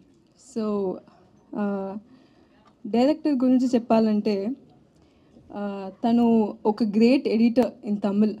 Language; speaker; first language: Telugu; non-native, learner; Tamil